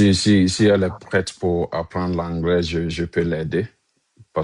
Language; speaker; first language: French; non-native, learner; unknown